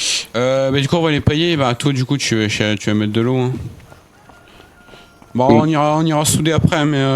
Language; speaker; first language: French; native; French